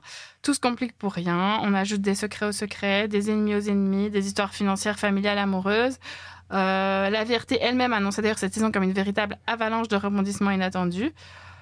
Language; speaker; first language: French; native; French